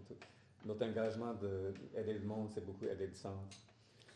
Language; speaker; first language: French; non-native, fluent; English